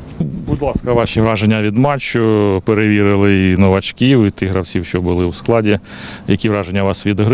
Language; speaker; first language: Ukrainian; native; Ukrainian